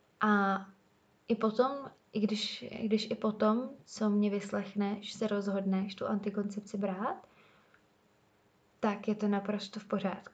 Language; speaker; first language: Czech; native; Czech